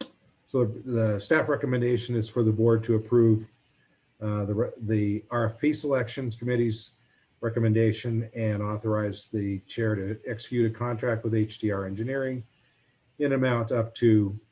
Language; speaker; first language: English; native; English